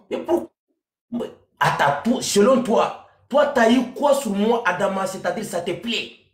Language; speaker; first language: French; non-native, local second language; Bambara